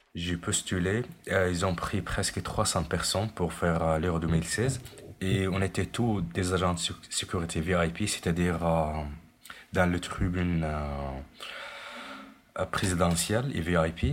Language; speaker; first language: French; non-native, fluent; Arabic